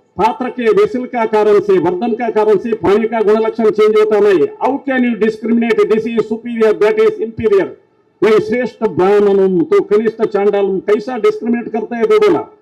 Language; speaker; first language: Hindi; non-native, local second language; Kannada